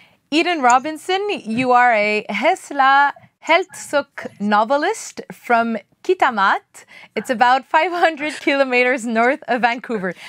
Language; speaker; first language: English; non-native, fluent; French